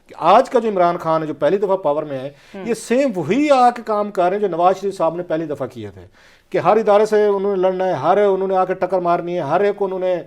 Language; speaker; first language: Urdu; non-native, local second language; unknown